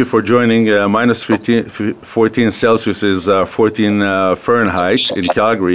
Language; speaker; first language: English; non-native, fluent; Hebrew